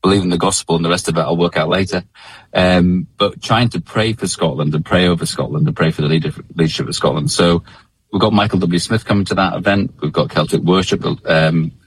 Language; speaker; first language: English; native; English